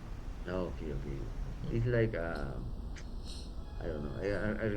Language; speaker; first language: English; non-native, learner; Spanish